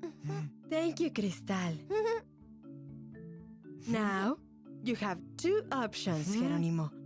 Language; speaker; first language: English; non-native, fluent; Spanish